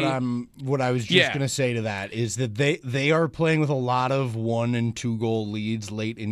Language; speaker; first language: English; native; English